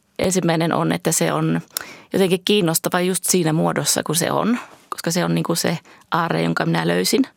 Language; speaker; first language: Finnish; early bilingual, heritage; Finnish